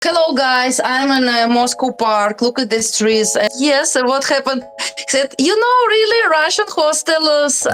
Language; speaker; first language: English; non-native, learner; Russian